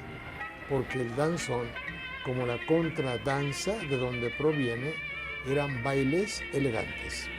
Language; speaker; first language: Spanish; native; Spanish